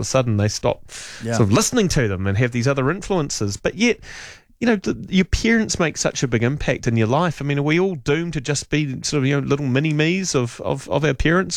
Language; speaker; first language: English; native; English